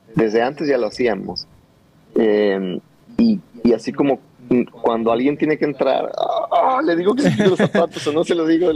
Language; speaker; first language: Spanish; native; Spanish